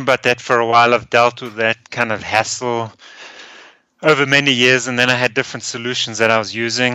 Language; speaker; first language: English; early bilingual, other home language; German